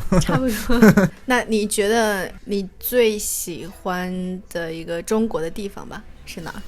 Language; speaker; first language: Chinese; native; Chinese